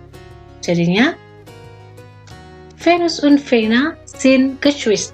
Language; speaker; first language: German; non-native, learner; Indonesian